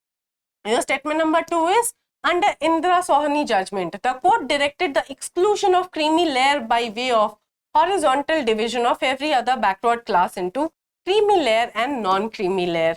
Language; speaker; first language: English; non-native, local second language; Hindi